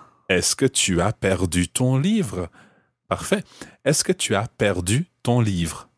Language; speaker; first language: French; non-native, fluent; English